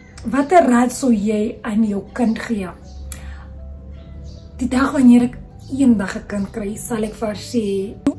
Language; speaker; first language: Afrikaans; non-native, learner; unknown